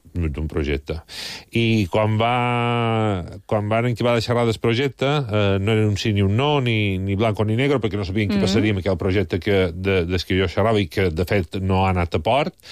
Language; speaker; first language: Catalan; native; Catalan